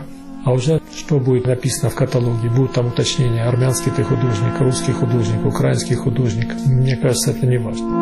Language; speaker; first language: Russian; native; Russian